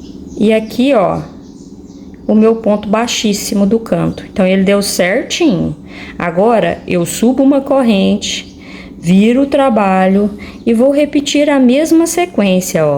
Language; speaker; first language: Portuguese; native; Portuguese